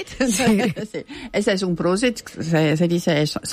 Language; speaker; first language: Spanish; non-native, fluent; German